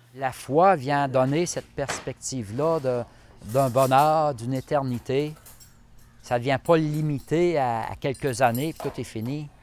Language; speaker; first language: French; native; French